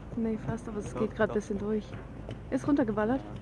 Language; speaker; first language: German; native; German